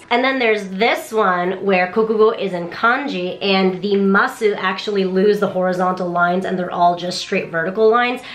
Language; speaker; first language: English; native; English